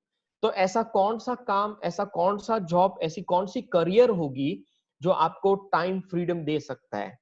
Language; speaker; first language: Hindi; native; Hindi